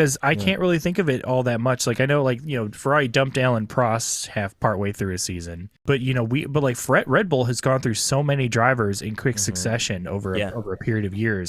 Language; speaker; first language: English; native; English